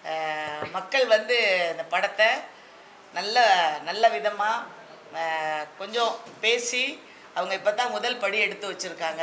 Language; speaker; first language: Tamil; native; Tamil